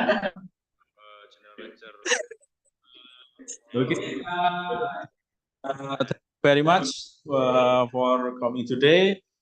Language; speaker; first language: English; non-native, learner; Indonesian